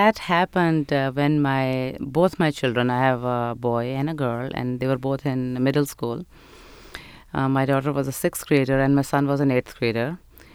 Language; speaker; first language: English; non-native, local second language; Urdu